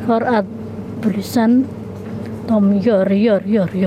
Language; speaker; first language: Swedish; non-native, learner; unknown